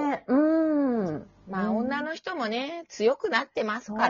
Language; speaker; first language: Japanese; native; Japanese